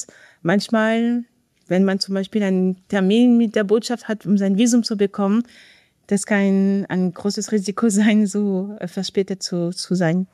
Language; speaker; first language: German; non-native, fluent; French